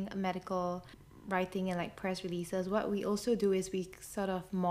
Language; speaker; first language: English; non-native, local second language; Chinese